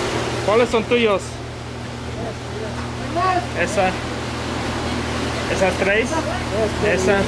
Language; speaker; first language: Spanish; non-native, learner; English